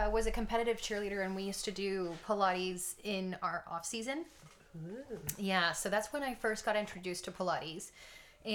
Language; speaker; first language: English; native; English